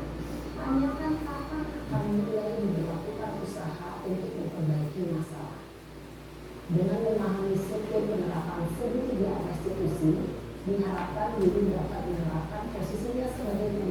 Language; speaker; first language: Indonesian; native; Indonesian